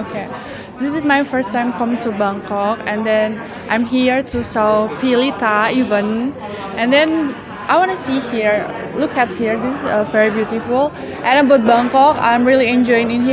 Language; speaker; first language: English; non-native, learner; Indonesian